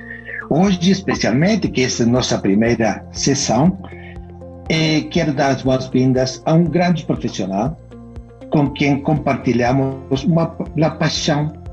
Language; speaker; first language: Portuguese; non-native, fluent; Spanish